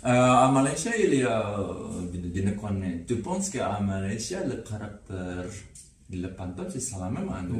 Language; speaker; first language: French; non-native, learner; Indonesian